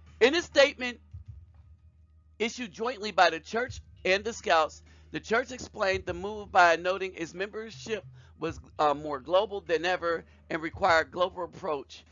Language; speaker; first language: English; native; English